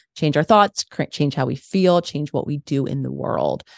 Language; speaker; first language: English; native; English